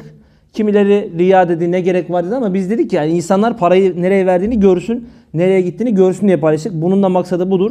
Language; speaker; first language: Turkish; native; Turkish